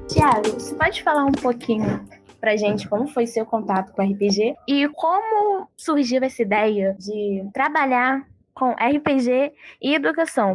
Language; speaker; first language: Portuguese; native; Portuguese